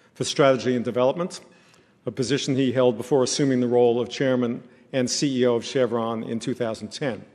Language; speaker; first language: English; native; English